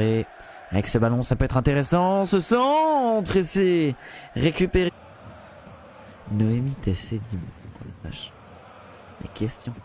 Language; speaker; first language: French; native; French